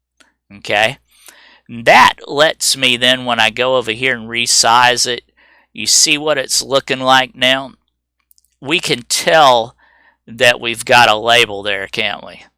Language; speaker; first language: English; native; English